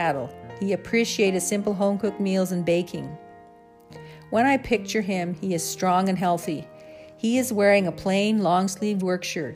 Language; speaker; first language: English; native; English